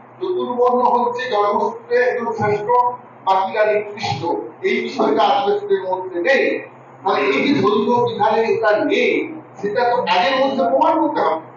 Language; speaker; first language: Bangla; non-native, local second language; Santali